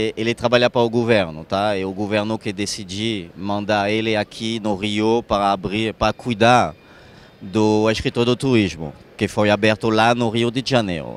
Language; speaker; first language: Portuguese; non-native, fluent; French